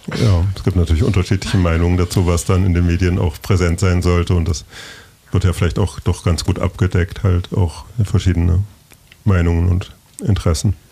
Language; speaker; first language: German; native; German